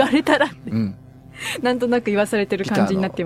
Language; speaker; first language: Japanese; native; Japanese